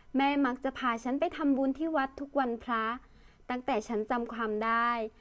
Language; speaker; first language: Thai; early bilingual, other home language; Lao